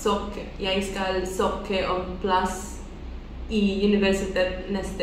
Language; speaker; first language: Norwegian; non-native, learner; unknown